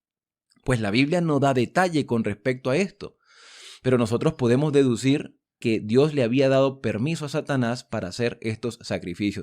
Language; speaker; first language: Spanish; native; Spanish